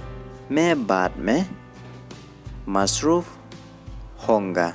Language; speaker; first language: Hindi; non-native, learner; Khasi